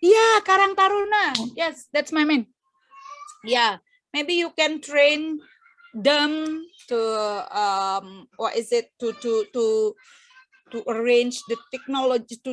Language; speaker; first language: English; non-native, fluent; Indonesian